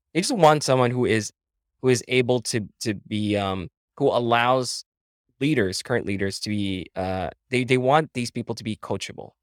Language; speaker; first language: English; non-native, local second language; Filipino